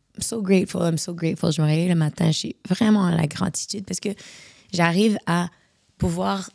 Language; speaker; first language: French; native; French